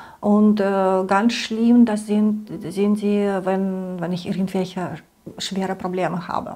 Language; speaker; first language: German; non-native, learner; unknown